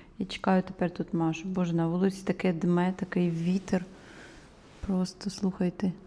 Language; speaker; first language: Ukrainian; native; Ukrainian